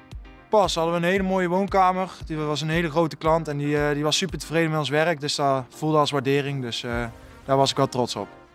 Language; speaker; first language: Dutch; native; Dutch